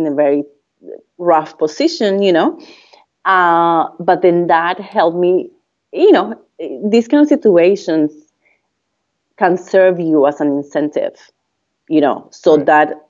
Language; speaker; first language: English; non-native, fluent; Spanish